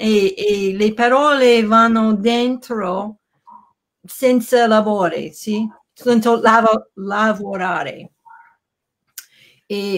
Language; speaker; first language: Italian; non-native, learner; English